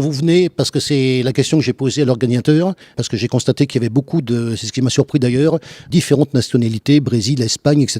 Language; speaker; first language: French; native; French